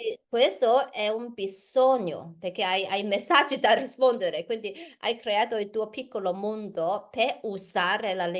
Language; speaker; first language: Italian; non-native, learner; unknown